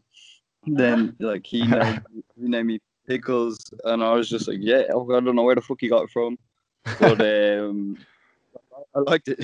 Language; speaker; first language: English; native; English